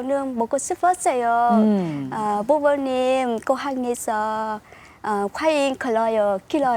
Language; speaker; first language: Korean; non-native, learner; Vietnamese